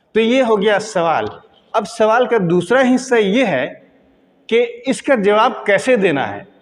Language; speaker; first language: Hindi; native; Hindi